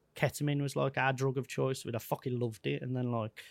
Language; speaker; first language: English; native; English